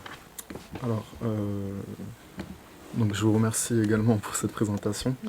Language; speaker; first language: French; native; French